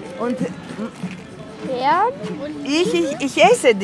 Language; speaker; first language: German; non-native, fluent; Greek